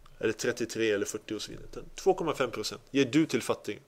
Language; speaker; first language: Swedish; early bilingual, other home language; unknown